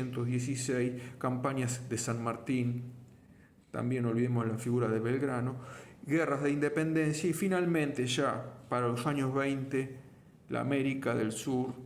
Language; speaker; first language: Spanish; native; Spanish